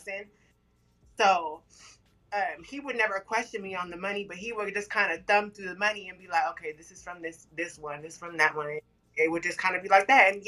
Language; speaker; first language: English; native; English